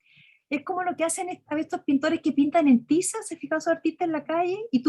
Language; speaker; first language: Spanish; native; Spanish